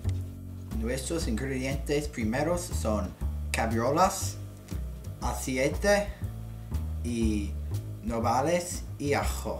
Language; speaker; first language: Spanish; non-native, learner; English